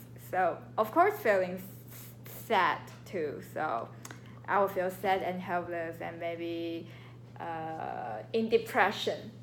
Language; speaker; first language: English; non-native, learner; Chinese